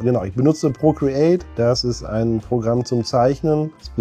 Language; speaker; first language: German; native; German